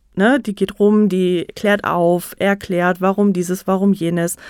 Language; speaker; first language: German; native; German